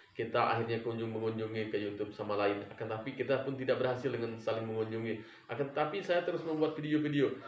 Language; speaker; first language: Indonesian; non-native, local second language; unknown